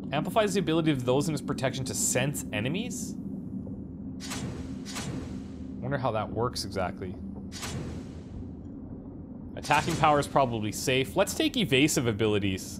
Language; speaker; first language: English; native; English